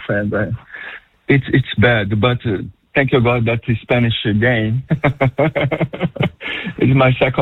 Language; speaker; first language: English; non-native, fluent; Portuguese